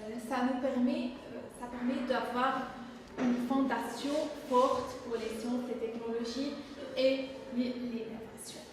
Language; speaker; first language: French; non-native, fluent; English